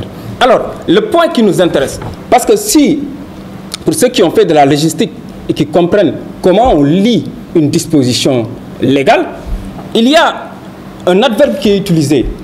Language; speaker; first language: French; non-native, local second language; Wolof